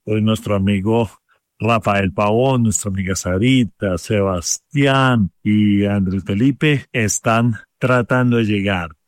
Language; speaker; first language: Spanish; native; Spanish